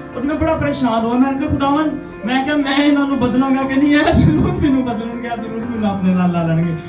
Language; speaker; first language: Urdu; non-native, local second language; Punjabi